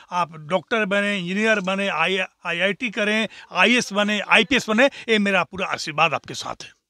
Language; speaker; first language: Hindi; native; Hindi